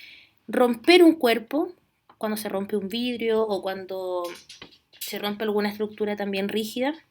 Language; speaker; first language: Spanish; native; Spanish